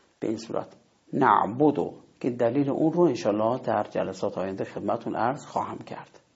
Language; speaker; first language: Persian; native; Persian